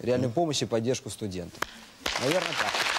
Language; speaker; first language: Russian; native; Russian